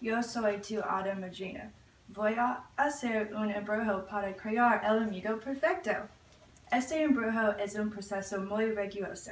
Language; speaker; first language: Spanish; non-native, learner; English